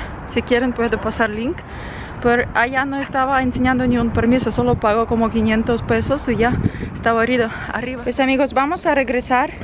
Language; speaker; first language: Spanish; non-native, fluent; Ukrainian